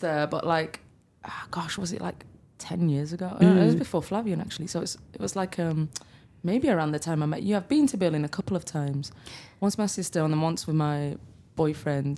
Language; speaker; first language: English; native; English